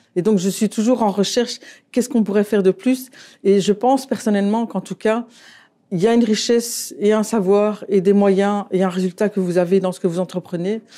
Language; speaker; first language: French; native; French